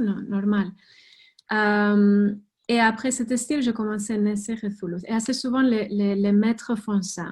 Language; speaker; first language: French; non-native, fluent; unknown